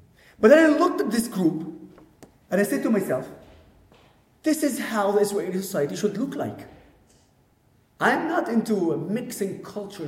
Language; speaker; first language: English; non-native, fluent; Arabic